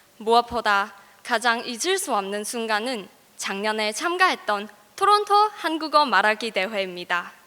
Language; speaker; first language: Korean; non-native, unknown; Cantonese